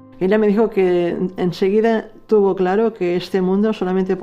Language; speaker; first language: Spanish; native; Spanish